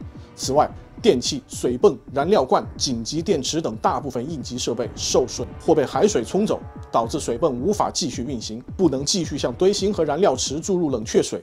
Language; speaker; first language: Chinese; native; Chinese